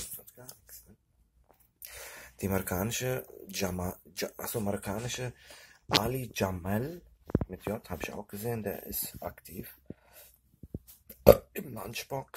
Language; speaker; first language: German; early bilingual, other home language; Turkish